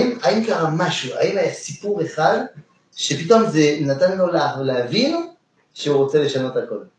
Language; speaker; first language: Hebrew; non-native, fluent; French